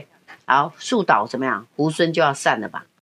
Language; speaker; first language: Chinese; native; Chinese